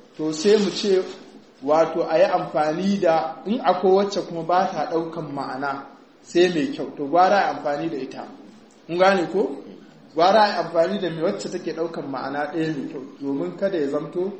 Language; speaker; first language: Hausa; native; Hausa